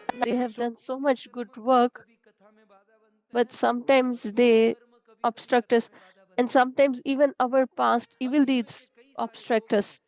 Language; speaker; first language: English; non-native, local second language; Hindi